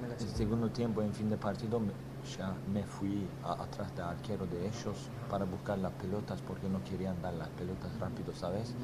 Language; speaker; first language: Spanish; non-native, learner; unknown